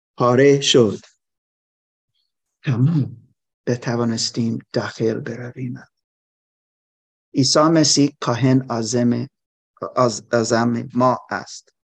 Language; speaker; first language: Persian; non-native, learner; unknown